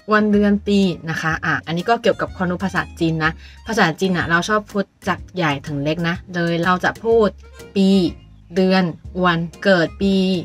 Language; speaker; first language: Thai; non-native, fluent; Chinese